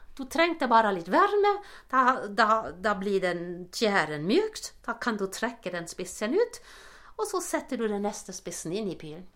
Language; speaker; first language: Norwegian; non-native, fluent; German